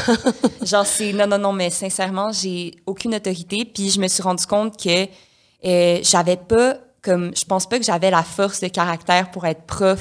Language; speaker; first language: French; native; French